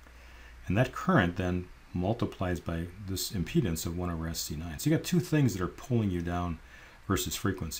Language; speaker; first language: English; native; English